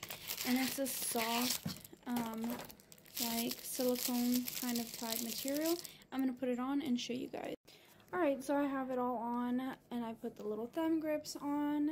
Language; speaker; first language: English; native; English